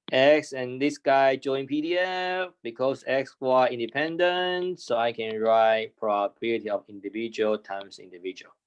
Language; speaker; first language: English; non-native, fluent; Chinese